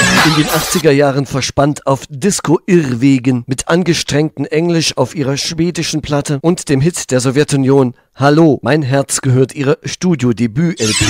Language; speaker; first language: German; native; German